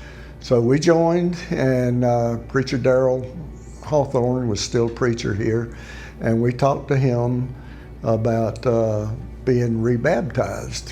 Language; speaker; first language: English; native; English